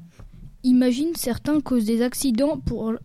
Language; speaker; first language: French; native; French